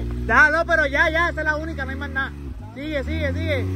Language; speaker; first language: Spanish; native; Spanish